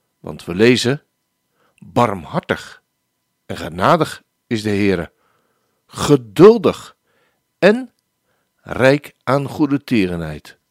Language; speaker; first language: Dutch; native; Dutch